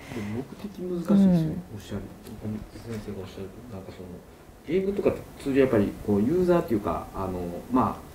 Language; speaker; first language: Japanese; native; Japanese